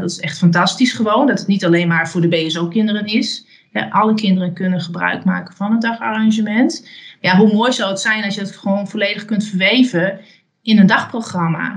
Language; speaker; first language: Dutch; native; Dutch